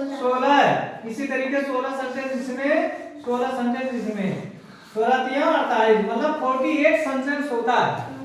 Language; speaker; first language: Hindi; native; Hindi